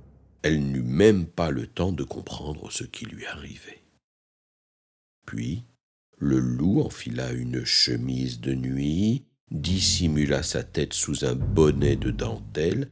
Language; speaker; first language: French; native; French